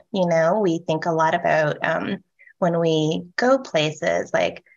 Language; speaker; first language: English; native; English